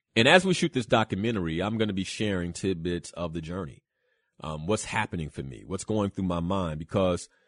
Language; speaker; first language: English; early bilingual, other home language; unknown